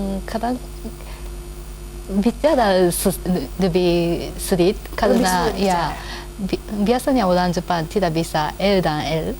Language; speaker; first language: Indonesian; non-native, learner; Japanese